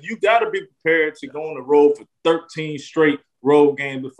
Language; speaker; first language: English; native; English